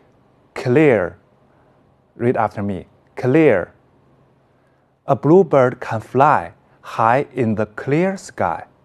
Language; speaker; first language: English; non-native, fluent; Chinese